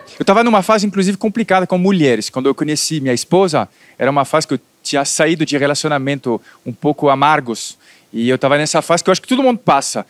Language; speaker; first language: Portuguese; non-native, fluent; French